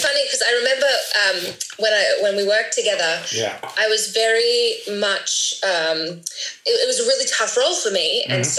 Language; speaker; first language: English; native; English